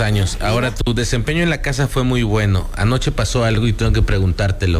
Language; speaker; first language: Spanish; native; Spanish